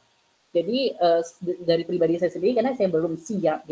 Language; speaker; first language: Indonesian; native; Indonesian